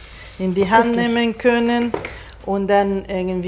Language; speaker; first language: German; non-native, fluent; Spanish